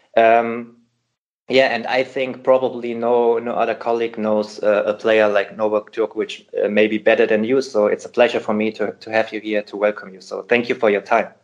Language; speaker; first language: English; non-native, fluent; German